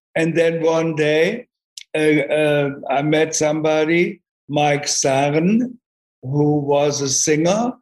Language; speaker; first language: English; non-native, fluent; German